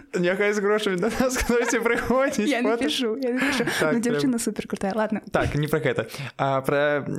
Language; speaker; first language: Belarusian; non-native, local second language; Russian